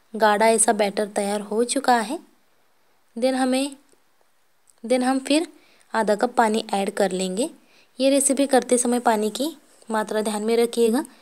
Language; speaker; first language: Hindi; non-native, local second language; Marathi